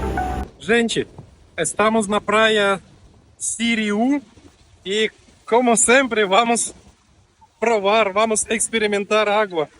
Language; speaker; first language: Portuguese; non-native, learner; Russian